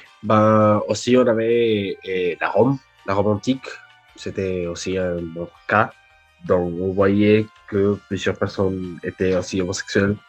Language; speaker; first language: French; non-native, learner; Spanish